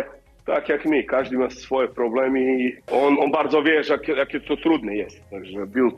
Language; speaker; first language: Polish; non-native, learner; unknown